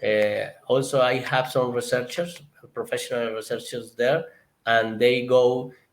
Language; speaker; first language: English; non-native, learner; Spanish